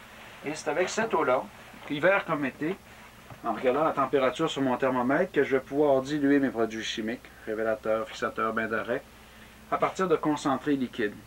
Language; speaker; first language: French; native; French